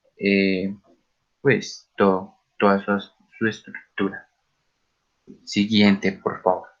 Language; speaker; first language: Spanish; native; Spanish